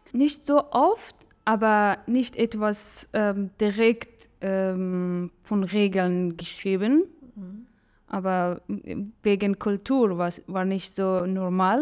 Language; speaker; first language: German; non-native, learner; Persian